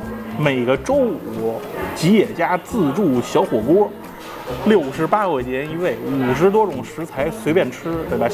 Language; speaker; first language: Chinese; native; Chinese